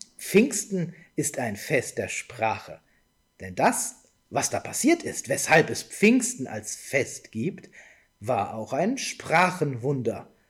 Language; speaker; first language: German; native; German